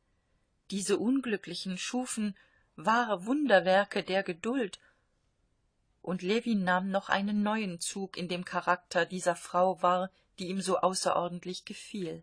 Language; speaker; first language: German; native; German